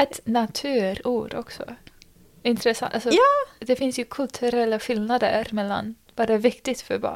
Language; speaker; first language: Swedish; non-native, fluent; English